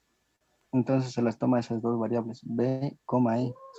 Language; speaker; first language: Spanish; native; Spanish